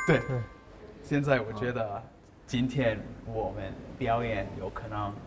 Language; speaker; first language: Chinese; non-native, learner; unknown